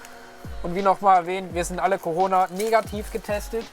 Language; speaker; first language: German; native; German